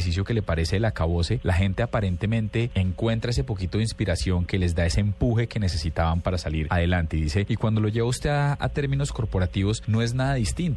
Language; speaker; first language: Spanish; native; Spanish